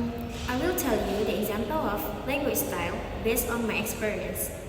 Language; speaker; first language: English; non-native, learner; Minangkabau